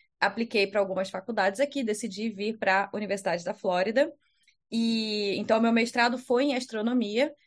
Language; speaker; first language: Portuguese; native; Portuguese